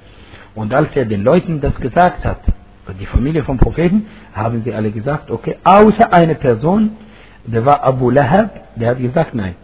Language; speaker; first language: German; non-native, fluent; Arabic